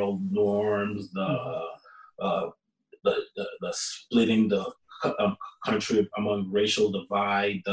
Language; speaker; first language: English; early bilingual, other home language; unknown